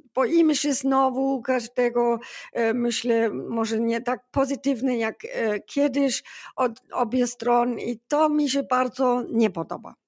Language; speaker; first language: Polish; non-native, learner; German